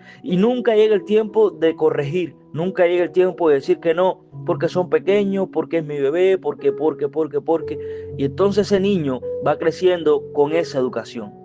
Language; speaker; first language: Spanish; native; Spanish